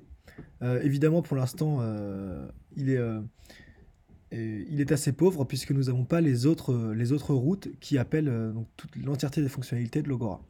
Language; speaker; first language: French; native; French